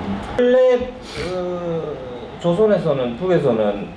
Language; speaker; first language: Korean; early bilingual, heritage; Korean